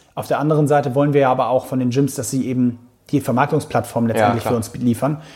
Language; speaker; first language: German; native; German